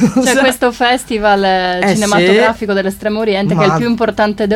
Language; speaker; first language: Italian; native; Italian